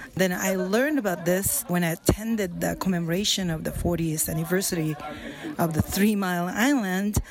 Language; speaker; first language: English; non-native, fluent; Japanese